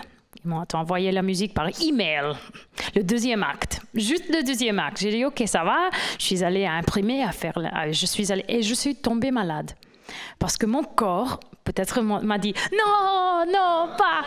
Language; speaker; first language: French; non-native, fluent; English